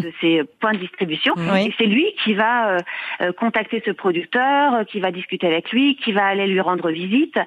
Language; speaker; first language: French; native; French